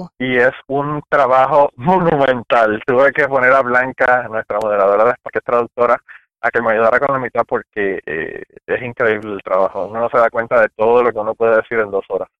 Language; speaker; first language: Spanish; native; Spanish